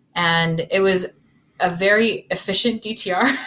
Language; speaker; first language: English; native; English